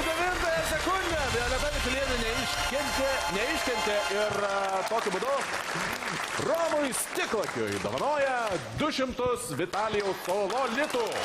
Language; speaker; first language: Lithuanian; native; Lithuanian